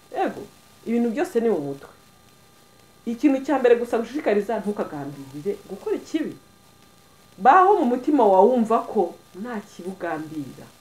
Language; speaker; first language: Kinyarwanda; early bilingual, heritage; Kinyarwanda